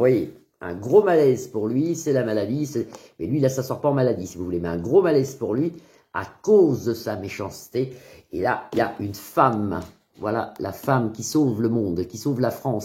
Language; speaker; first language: French; native; French